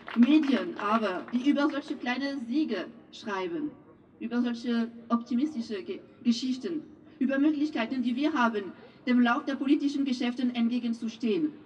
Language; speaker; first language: German; non-native, fluent; French